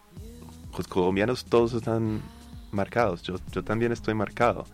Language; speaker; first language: Spanish; non-native, fluent; English